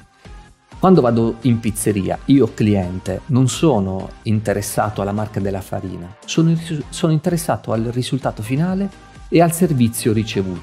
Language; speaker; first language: Italian; native; Italian